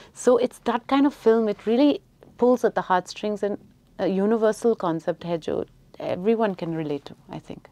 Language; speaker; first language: Hindi; non-native, fluent; English